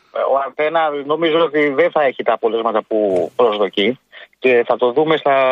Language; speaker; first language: Greek; native; Greek